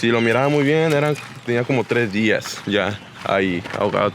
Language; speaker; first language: Spanish; native; Spanish